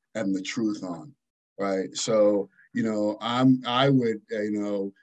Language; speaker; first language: English; native; English